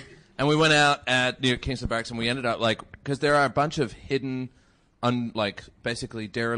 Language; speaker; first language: English; native; English